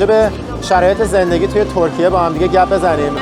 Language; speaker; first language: Persian; native; Persian